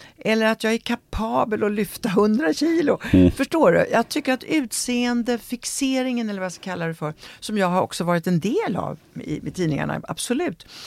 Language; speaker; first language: Swedish; early bilingual, other home language; Italian